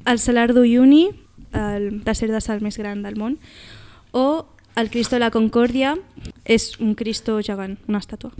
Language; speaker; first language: Catalan; non-native, local second language; Spanish